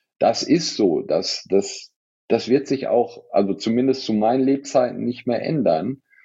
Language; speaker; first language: German; native; German